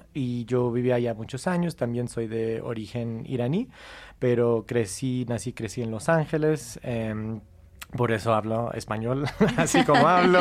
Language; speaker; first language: Spanish; non-native, fluent; English